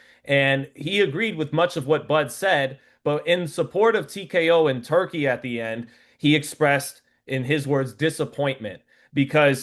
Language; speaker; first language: English; native; English